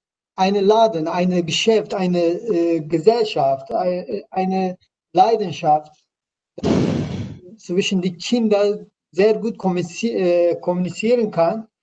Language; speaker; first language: German; non-native, learner; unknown